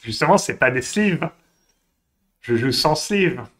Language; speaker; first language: French; native; French